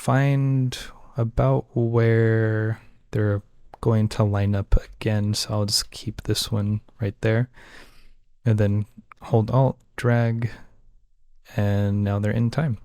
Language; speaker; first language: English; native; English